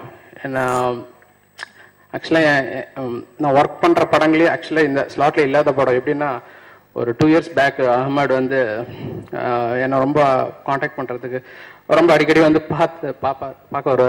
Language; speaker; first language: Tamil; native; Tamil